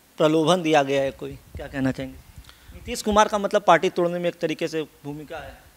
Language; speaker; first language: Hindi; native; Hindi